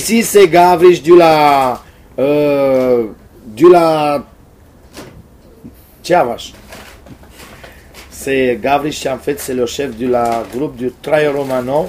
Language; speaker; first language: French; non-native, fluent; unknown